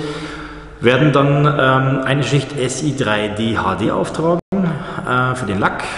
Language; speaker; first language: German; native; German